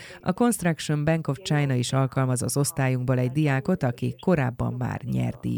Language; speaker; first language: Hungarian; non-native, fluent; Chinese